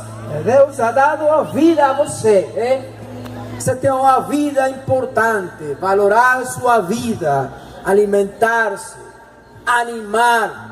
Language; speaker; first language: Portuguese; non-native, learner; Spanish